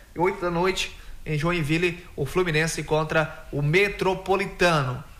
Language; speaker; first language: Portuguese; native; Portuguese